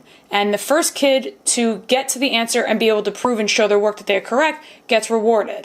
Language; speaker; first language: English; native; English